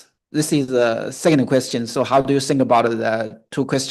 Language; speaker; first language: English; non-native, fluent; Chinese